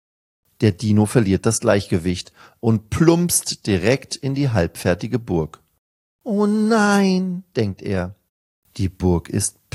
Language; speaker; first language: German; native; German